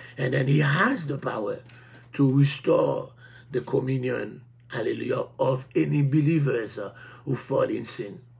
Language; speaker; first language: English; non-native, fluent; Haitian Creole